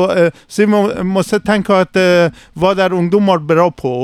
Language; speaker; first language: Swedish; non-native, learner; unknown